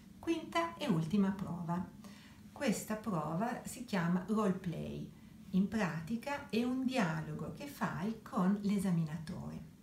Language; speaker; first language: Italian; native; Italian